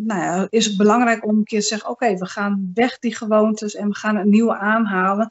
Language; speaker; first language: Dutch; native; Dutch